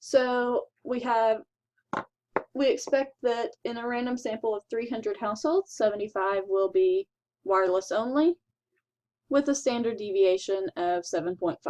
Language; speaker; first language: English; native; English